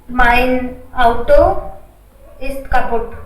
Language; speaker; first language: German; non-native, learner; Hindi